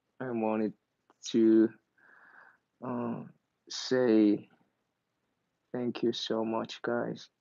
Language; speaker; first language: English; non-native, learner; Korean